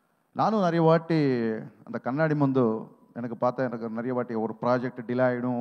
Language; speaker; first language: Tamil; non-native, learner; Telugu